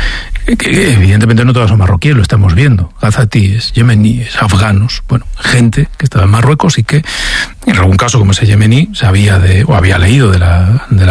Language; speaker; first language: Spanish; native; Spanish